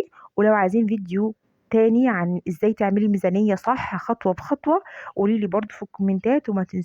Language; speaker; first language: Arabic; native; Arabic